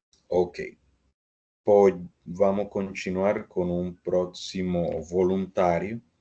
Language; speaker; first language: Portuguese; non-native, fluent; Spanish